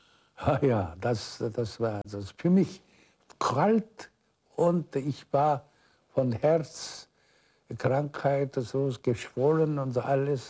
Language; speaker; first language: German; non-native, fluent; Korean